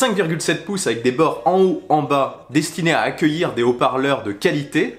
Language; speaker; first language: French; native; French